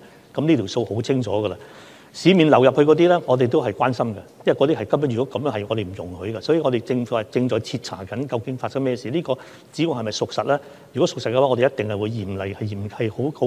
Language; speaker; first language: Chinese; non-native, local second language; Cantonese